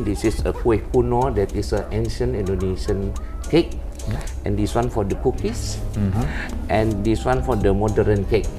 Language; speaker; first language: English; non-native, learner; Indonesian